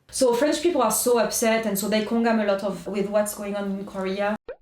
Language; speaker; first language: English; non-native, fluent; French